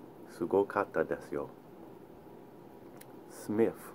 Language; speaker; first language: Japanese; non-native, learner; English